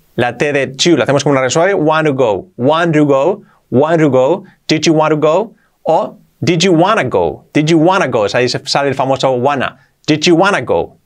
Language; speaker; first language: English; non-native, fluent; Spanish